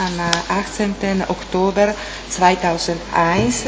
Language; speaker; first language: German; non-native, fluent; Italian